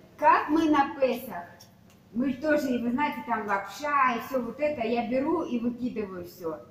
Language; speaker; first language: Russian; native; Russian